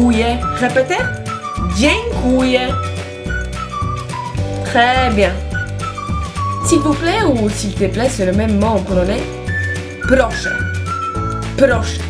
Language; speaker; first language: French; non-native, fluent; Polish